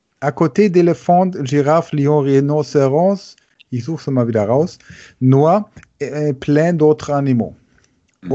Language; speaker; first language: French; non-native, learner; German